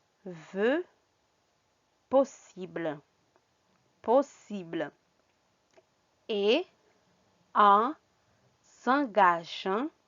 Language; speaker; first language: French; non-native, fluent; Spanish